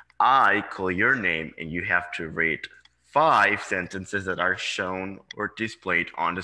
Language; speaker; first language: English; non-native, fluent; Spanish